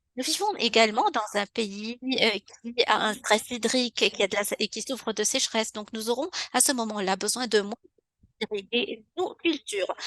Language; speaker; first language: French; non-native, local second language; Arabic